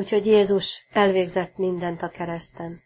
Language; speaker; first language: Hungarian; native; Hungarian